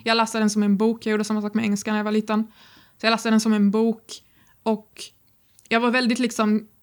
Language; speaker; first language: Swedish; non-native, fluent; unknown